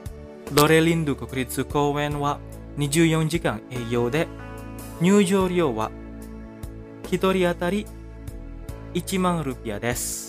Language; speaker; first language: Japanese; non-native, fluent; Indonesian